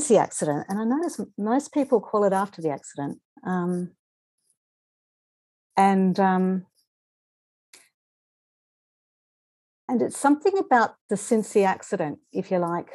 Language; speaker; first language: English; native; English